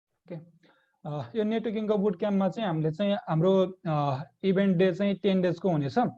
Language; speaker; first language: Nepali; native; Nepali